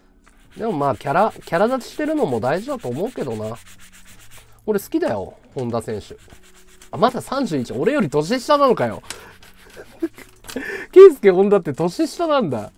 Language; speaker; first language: Japanese; native; Japanese